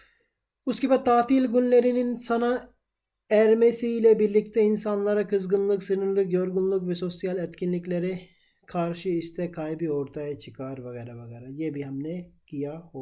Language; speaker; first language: Turkish; non-native, fluent; Urdu